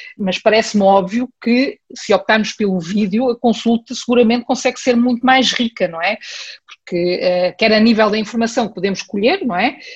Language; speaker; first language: Portuguese; early bilingual, heritage; Portuguese